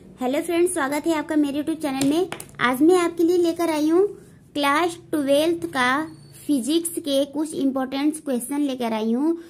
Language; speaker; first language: Hindi; native; Hindi